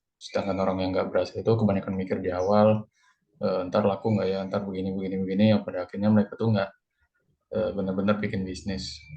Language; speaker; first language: Indonesian; native; Indonesian